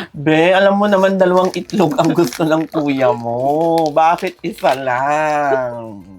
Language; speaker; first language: Filipino; non-native, local second language; Iloko